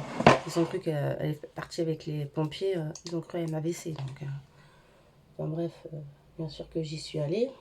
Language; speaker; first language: French; native; French